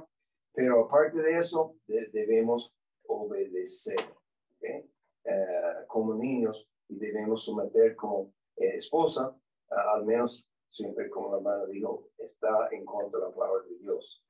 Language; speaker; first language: Spanish; non-native, fluent; English